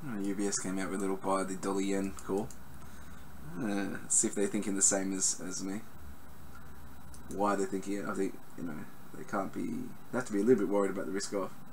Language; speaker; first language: English; native; English